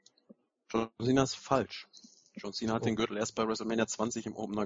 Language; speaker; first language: German; native; German